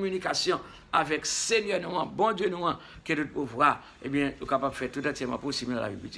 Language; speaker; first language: French; non-native, local second language; Haitian Creole